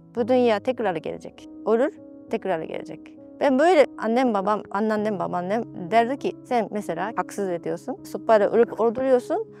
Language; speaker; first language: Turkish; non-native, fluent; Japanese